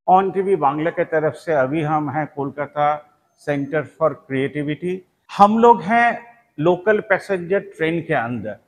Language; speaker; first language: Hindi; non-native, local second language; Bangla